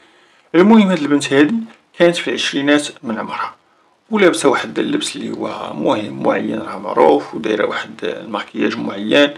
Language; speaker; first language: Arabic; native; Arabic